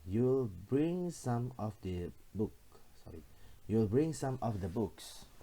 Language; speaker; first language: English; non-native, fluent; Indonesian